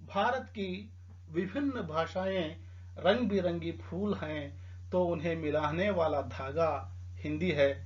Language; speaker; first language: Hindi; non-native, local second language; Telugu